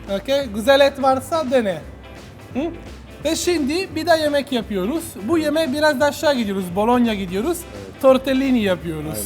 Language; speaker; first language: Turkish; non-native, learner; Italian